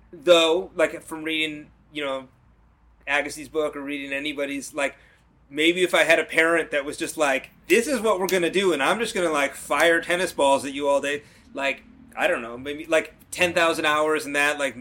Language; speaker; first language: English; native; English